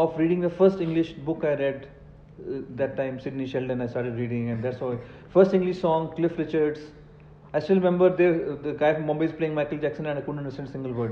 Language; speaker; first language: English; non-native, local second language; Punjabi